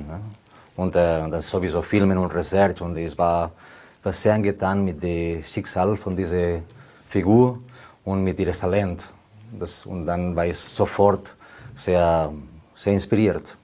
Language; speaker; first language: German; non-native, learner; Spanish